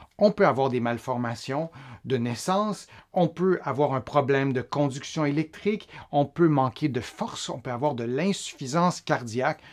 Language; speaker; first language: French; native; French